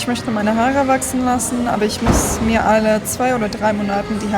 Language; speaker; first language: German; non-native, fluent; English